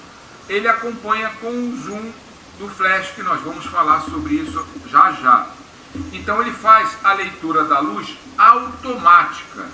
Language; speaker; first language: Portuguese; native; Portuguese